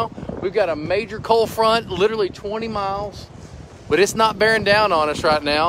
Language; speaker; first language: English; native; English